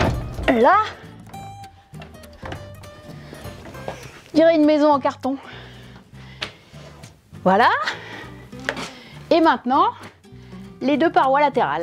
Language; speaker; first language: French; native; French